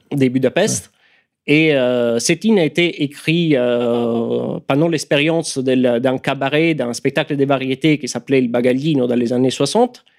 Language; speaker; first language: French; non-native, fluent; Italian